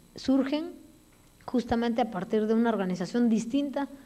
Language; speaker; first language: Spanish; native; Spanish